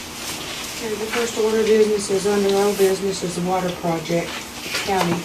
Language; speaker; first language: English; native; English